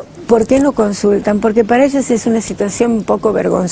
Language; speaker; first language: Spanish; native; Spanish